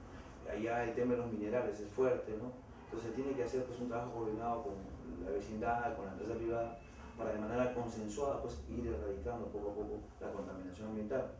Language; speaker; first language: Spanish; native; Spanish